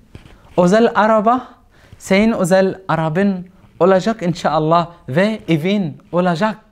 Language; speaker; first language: Turkish; non-native, learner; Arabic